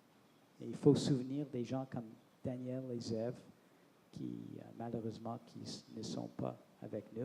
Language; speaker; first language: French; non-native, local second language; English